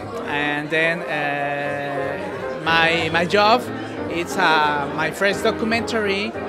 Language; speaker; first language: English; non-native, learner; Spanish